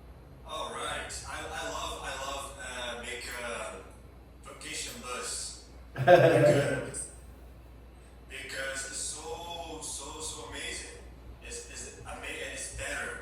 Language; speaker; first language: English; non-native, learner; Portuguese